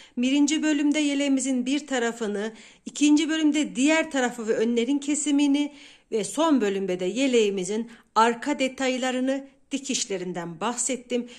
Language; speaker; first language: Turkish; native; Turkish